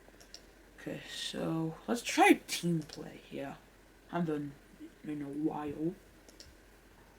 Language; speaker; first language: English; native; English